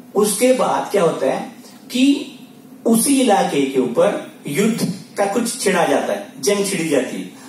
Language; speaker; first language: Hindi; non-native, local second language; Marathi